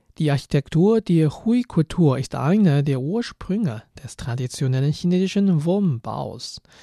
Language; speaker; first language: German; non-native, fluent; Chinese